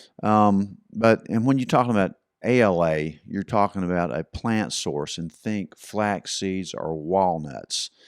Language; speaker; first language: English; native; English